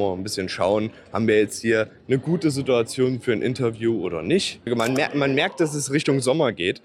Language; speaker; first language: German; native; German